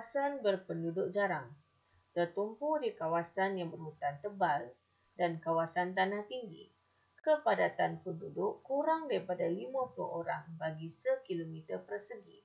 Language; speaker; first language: Malay; native; Malay